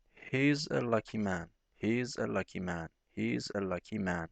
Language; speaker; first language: English; non-native, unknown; Turkish